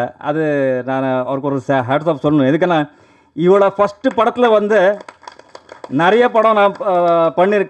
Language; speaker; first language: Tamil; non-native, learner; Kannada